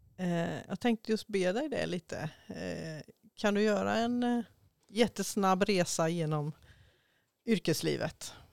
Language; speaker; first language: Swedish; native; Swedish